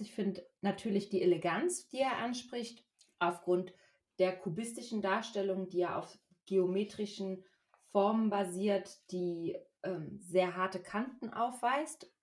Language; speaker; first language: German; native; German